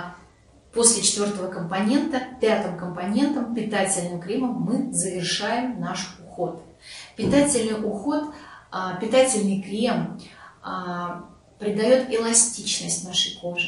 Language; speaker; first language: Russian; native; Russian